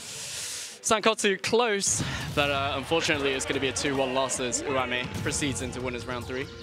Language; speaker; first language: English; native; English